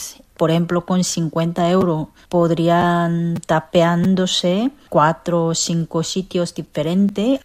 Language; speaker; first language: Spanish; non-native, fluent; Korean